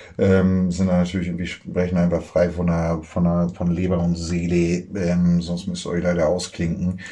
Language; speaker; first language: German; native; German